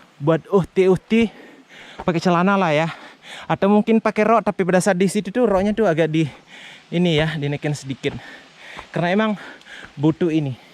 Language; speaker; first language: Indonesian; non-native, local second language; Buginese